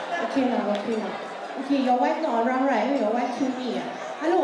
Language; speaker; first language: English; non-native, local second language; Chinese